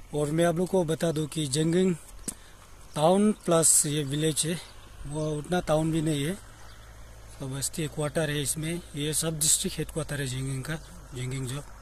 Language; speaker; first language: Hindi; non-native, local second language; Adi